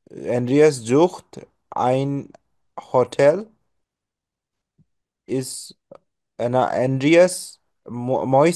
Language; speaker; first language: German; non-native, learner; Bangla